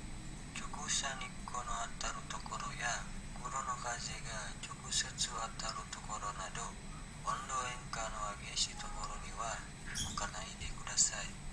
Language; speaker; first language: Japanese; non-native, learner; Indonesian